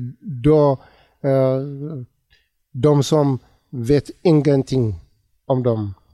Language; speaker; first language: Swedish; non-native, learner; Tigrinya